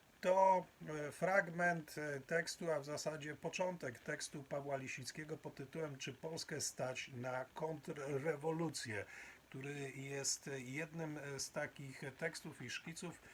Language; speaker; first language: Polish; native; Polish